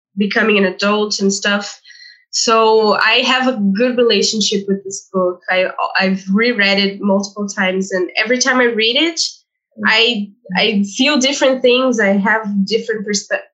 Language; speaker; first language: English; non-native, fluent; Portuguese